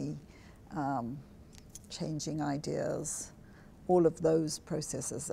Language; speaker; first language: English; native; English